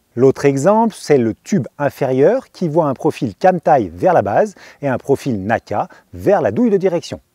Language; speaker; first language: French; native; French